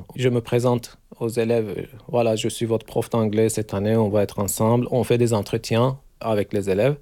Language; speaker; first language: French; non-native, learner; Turkish